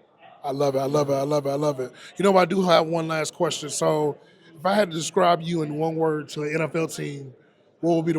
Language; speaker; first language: English; native; English